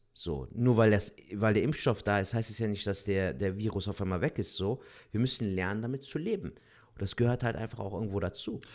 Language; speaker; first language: German; early bilingual, other home language; Turkish